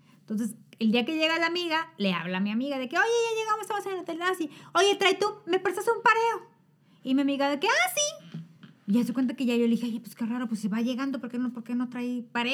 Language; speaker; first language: Spanish; native; Spanish